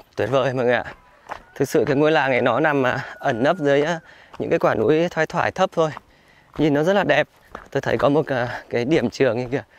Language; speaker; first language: Vietnamese; native; Vietnamese